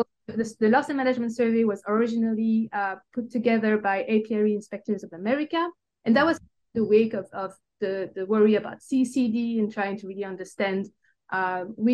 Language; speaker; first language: English; non-native, fluent; French